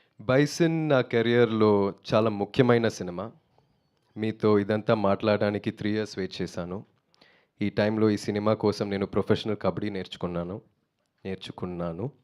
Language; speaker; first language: Telugu; non-native, learner; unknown